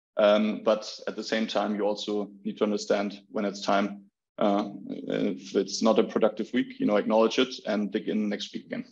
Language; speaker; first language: English; non-native, fluent; German